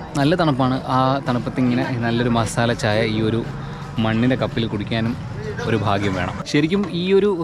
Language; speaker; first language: Malayalam; native; Malayalam